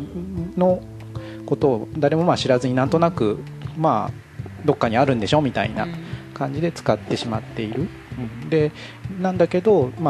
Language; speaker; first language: Japanese; native; Japanese